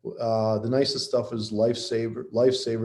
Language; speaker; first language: English; native; English